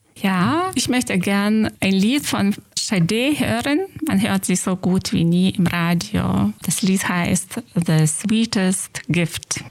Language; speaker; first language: German; non-native, fluent; Lithuanian